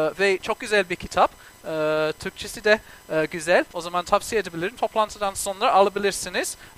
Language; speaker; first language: Turkish; non-native, fluent; English